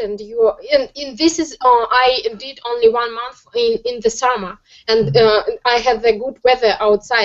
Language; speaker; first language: English; non-native, learner; Russian